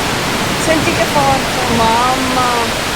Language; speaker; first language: Italian; native; Italian